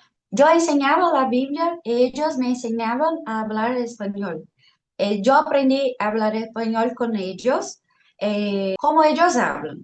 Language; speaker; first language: Spanish; non-native, fluent; Portuguese